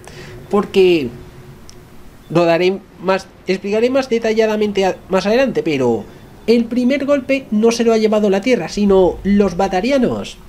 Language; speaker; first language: Spanish; native; Spanish